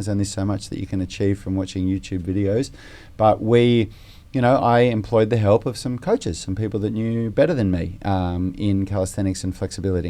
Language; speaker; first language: English; native; English